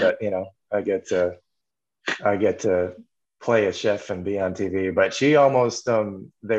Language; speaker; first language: English; native; English